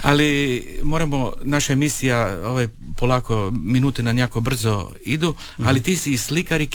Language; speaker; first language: Serbian; native; Serbian